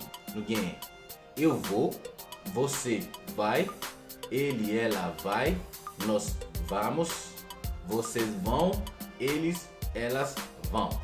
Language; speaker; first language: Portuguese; non-native, fluent; Haitian Creole